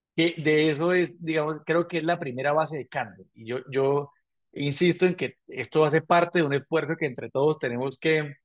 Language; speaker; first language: Spanish; native; Spanish